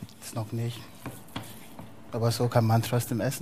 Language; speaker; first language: German; non-native, fluent; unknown